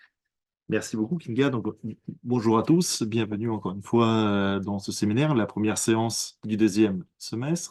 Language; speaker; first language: French; non-native, fluent; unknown